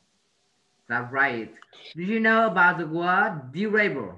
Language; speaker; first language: English; non-native, learner; Vietnamese